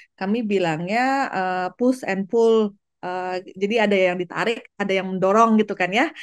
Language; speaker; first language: Indonesian; native; Indonesian